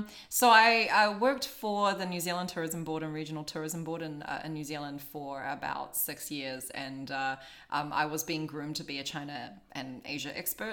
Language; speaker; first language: English; native; English